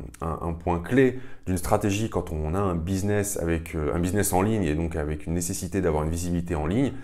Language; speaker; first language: French; native; French